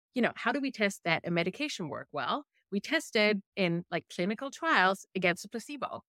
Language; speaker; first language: English; non-native, fluent; German